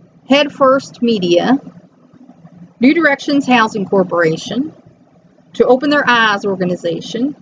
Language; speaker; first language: English; native; English